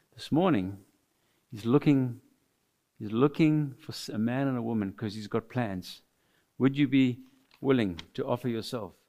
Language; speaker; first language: English; non-native, fluent; French